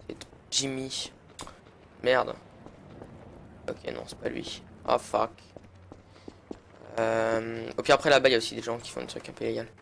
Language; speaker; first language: French; native; French